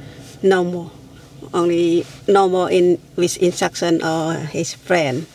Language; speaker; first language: English; non-native, learner; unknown